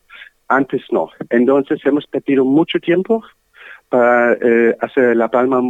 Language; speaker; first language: Spanish; non-native, learner; German